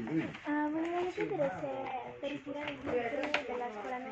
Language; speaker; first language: Italian; early bilingual, other home language; Filipino